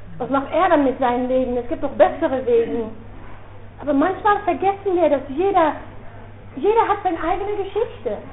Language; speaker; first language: German; non-native, fluent; Dutch